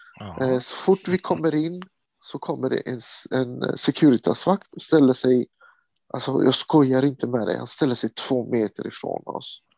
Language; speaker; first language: Swedish; early bilingual, other home language; Romany